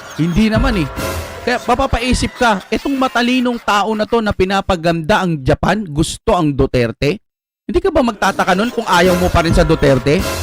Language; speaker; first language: Filipino; non-native, local second language; Iloko